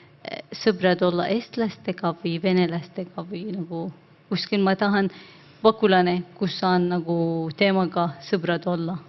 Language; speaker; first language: Estonian; non-native, learner; Arabic